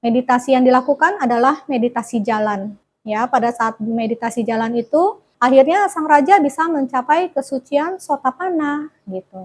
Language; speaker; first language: Indonesian; native; Indonesian